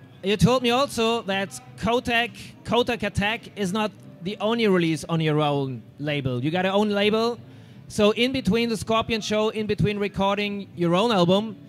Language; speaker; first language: English; non-native, fluent; German